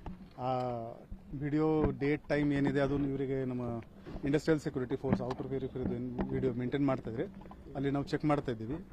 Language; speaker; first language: Kannada; non-native, fluent; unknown